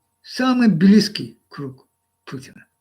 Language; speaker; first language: Russian; non-native, local second language; Azerbaijani